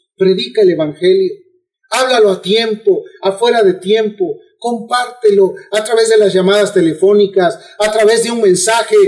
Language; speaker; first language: Spanish; native; Spanish